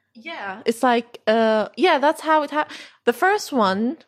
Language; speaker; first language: English; non-native, fluent; Arabic